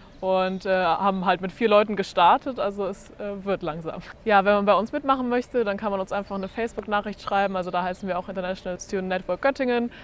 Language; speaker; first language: German; native; German